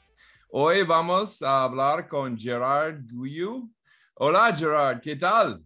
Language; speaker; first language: Spanish; non-native, learner; English